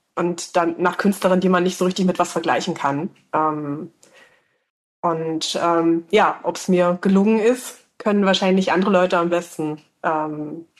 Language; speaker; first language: German; native; German